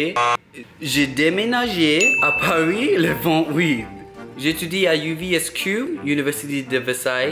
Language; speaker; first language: French; non-native, learner; English